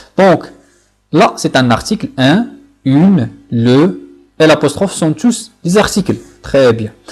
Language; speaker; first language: French; non-native, local second language; Arabic